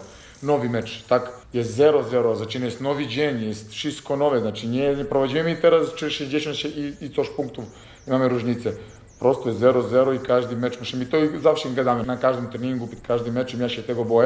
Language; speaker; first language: Polish; non-native, fluent; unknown